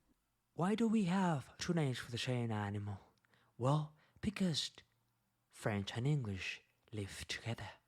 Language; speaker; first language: English; non-native, fluent; Spanish